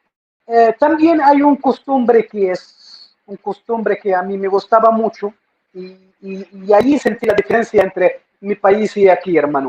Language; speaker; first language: Spanish; non-native, fluent; Arabic